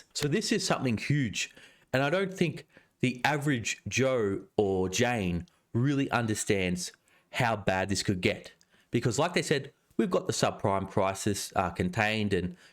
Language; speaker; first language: English; native; English